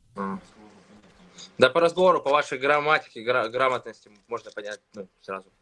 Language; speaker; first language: Russian; native; Russian